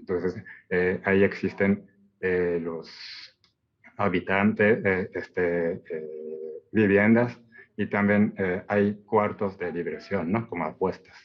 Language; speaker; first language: Spanish; non-native, fluent; Japanese